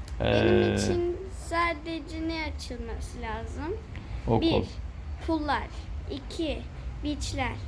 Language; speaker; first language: Turkish; early bilingual, heritage; Turkish